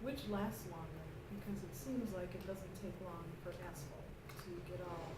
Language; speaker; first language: English; native; English